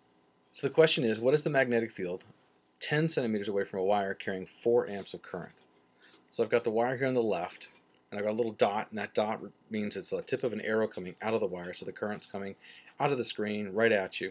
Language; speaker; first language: English; native; English